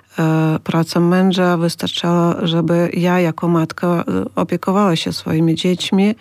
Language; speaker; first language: Polish; non-native, fluent; Ukrainian